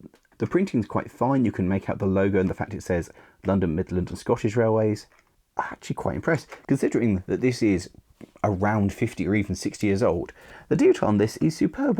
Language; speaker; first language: English; native; English